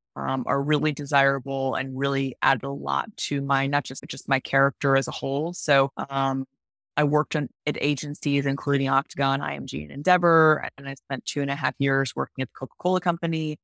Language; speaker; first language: English; native; English